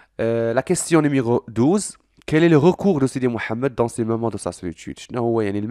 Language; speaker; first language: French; non-native, local second language; Arabic